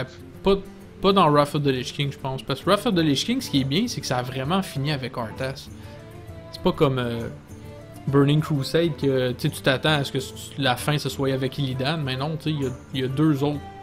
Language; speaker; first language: French; native; French